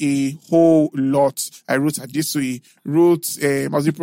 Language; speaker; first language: English; non-native, local second language; Yoruba